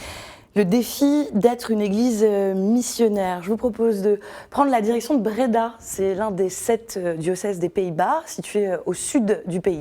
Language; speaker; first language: French; native; French